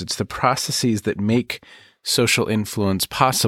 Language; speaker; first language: English; native; English